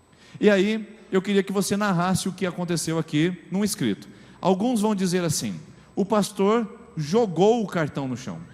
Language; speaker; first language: Portuguese; native; Portuguese